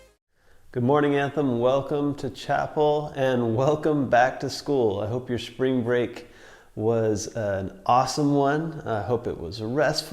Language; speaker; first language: English; native; English